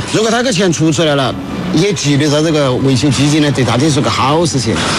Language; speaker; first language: Chinese; native; Chinese